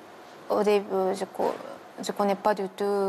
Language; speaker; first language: French; non-native, learner; Japanese